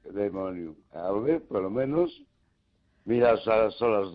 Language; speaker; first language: Spanish; non-native, local second language; Galician